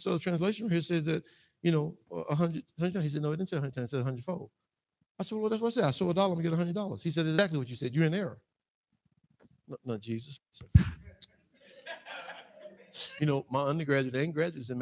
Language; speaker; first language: English; native; English